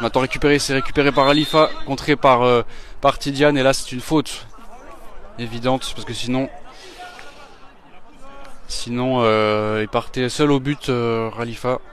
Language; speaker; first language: French; native; French